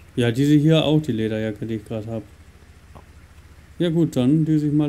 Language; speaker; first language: German; native; German